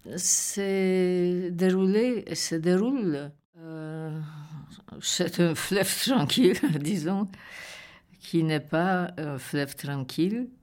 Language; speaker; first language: French; non-native, fluent; Polish